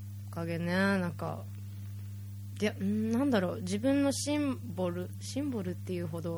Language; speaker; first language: Japanese; native; Japanese